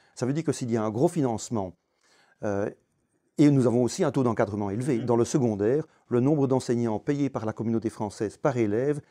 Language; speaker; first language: French; native; French